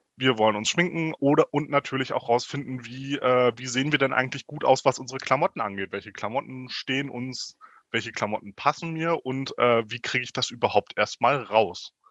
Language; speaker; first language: German; native; German